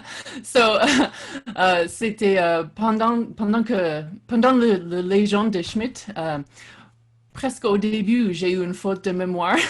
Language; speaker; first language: French; non-native, learner; English